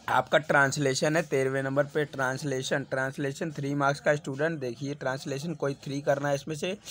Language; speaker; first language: Hindi; non-native, local second language; Punjabi